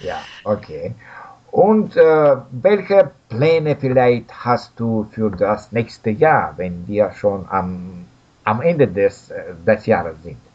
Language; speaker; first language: German; non-native, fluent; Russian